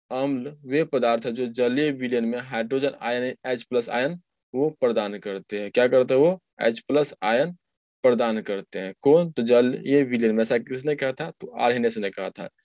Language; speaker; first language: Hindi; native; Hindi